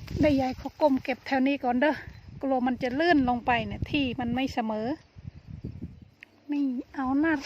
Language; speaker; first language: Thai; native; Thai